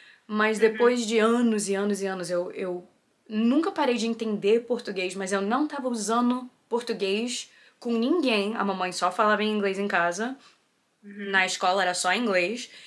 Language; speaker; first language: Portuguese; early bilingual, heritage; Portuguese